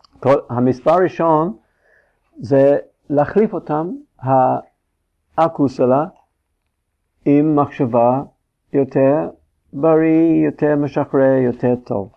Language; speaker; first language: Hebrew; non-native, fluent; English